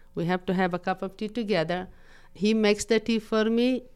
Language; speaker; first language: English; non-native, fluent; Persian